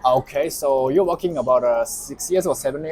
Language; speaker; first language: English; non-native, learner; Japanese